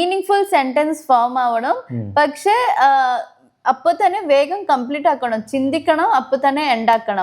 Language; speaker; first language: Malayalam; non-native, learner; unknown